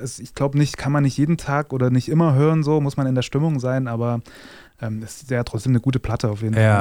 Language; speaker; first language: German; native; German